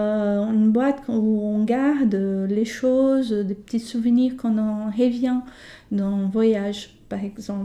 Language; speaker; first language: French; non-native, fluent; Portuguese